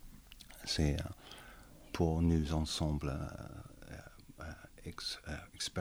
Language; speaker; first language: French; non-native, learner; English